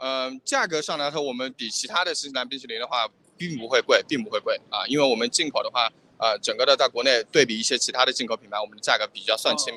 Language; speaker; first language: Chinese; native; Chinese